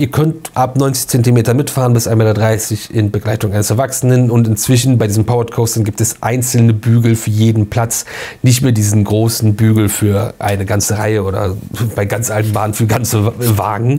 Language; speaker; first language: German; native; German